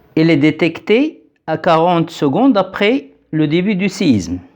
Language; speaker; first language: French; non-native, local second language; Arabic